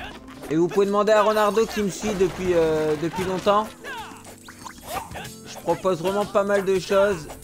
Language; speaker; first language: French; native; French